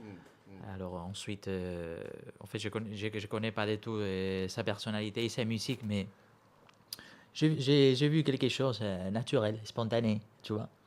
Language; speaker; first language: French; non-native, fluent; Spanish